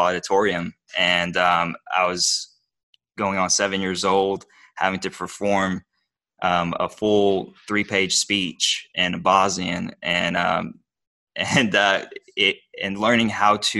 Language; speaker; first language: English; early bilingual, other home language; Bosnian